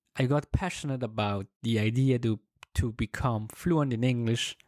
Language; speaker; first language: English; non-native, fluent; Swiss German